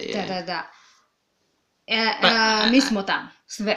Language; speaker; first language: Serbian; non-native, learner; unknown